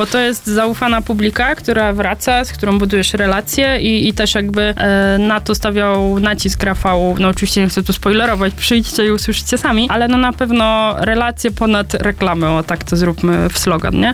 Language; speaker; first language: Polish; native; Polish